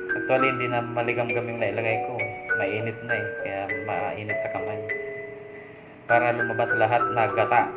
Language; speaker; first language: Filipino; non-native, local second language; Bikol